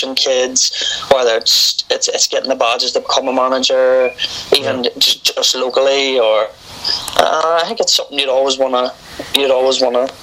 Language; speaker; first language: English; native; English